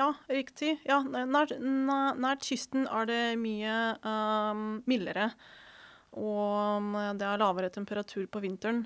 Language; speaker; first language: Norwegian; non-native, fluent; Ukrainian